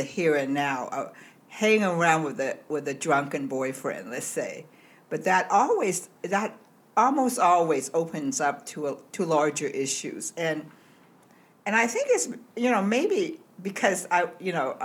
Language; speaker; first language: English; early bilingual, other home language; Cantonese